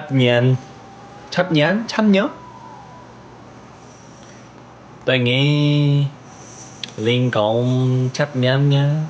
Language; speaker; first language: Vietnamese; non-native, learner; Korean